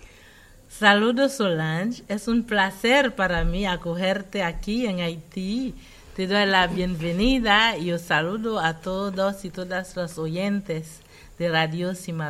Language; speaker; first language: Spanish; non-native, fluent; Haitian Creole